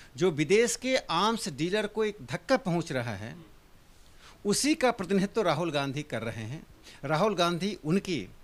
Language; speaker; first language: Hindi; native; Hindi